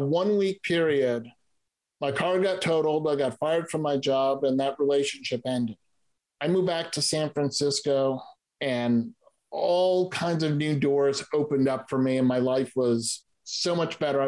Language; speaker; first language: English; native; English